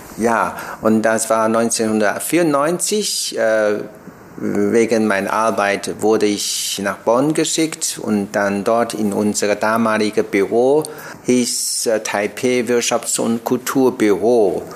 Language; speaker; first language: German; non-native, learner; Chinese